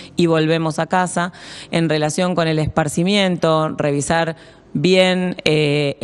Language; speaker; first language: Spanish; native; Spanish